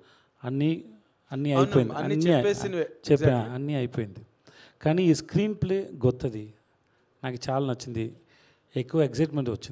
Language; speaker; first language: Telugu; non-native, learner; Tamil